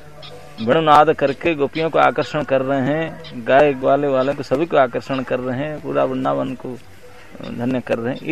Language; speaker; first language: Hindi; non-native, local second language; Odia